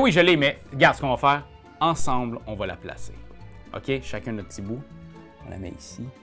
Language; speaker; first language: French; native; French